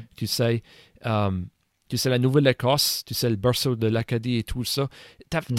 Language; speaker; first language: French; native; French